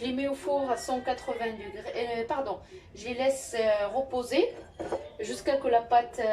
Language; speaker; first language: French; non-native, local second language; Arabic